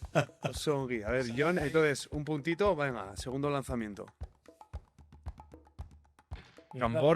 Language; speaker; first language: Spanish; native; Spanish